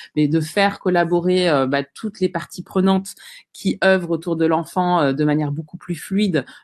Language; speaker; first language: French; native; French